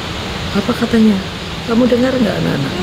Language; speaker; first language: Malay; non-native, local second language; Javanese